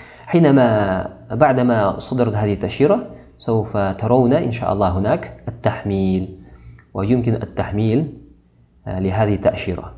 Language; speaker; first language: Arabic; non-native, fluent; Kazakh